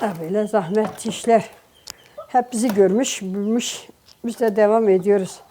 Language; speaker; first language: Turkish; native; Turkish